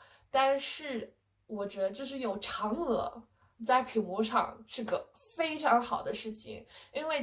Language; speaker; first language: Chinese; non-native, fluent; English